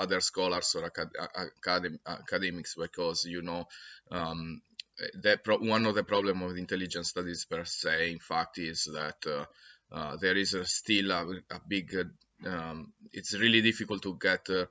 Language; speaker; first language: English; non-native, fluent; Italian